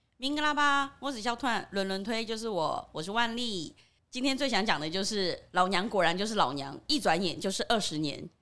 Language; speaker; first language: Chinese; early bilingual, other home language; Burmese